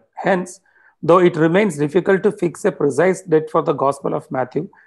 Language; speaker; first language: English; non-native, local second language; Malayalam